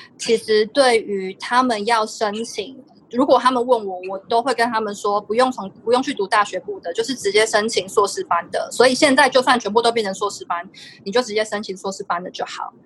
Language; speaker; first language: Chinese; native; Chinese